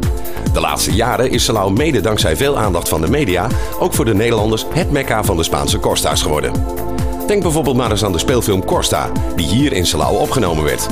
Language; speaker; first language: Dutch; native; Dutch